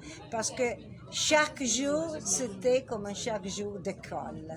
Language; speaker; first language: French; non-native, learner; Italian